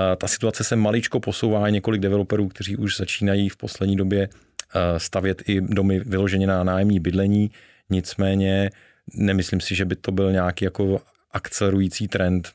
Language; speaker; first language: Czech; native; Czech